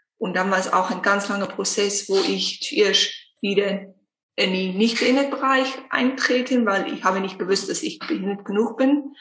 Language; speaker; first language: German; non-native, fluent; Afrikaans